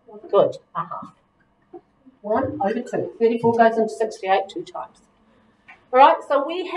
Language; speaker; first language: English; native; English